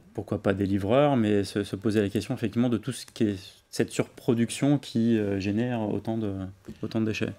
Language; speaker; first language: French; native; French